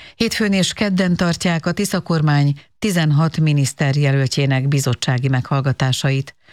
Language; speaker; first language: Hungarian; native; Hungarian